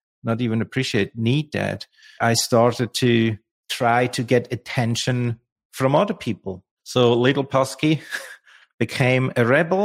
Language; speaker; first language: English; non-native, fluent; Swiss German